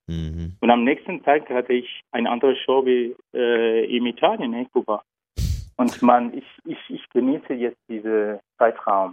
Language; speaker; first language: German; non-native, learner; Turkish